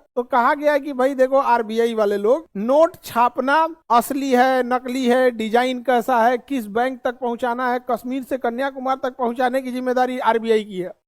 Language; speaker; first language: Hindi; native; Hindi